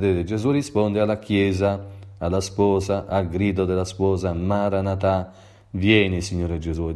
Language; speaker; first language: Italian; native; Italian